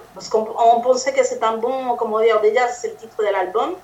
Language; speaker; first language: French; non-native, fluent; Spanish